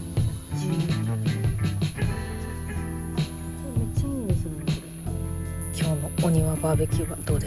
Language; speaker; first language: Japanese; native; Japanese